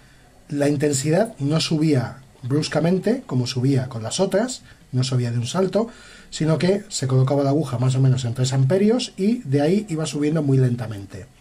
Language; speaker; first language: Spanish; native; Spanish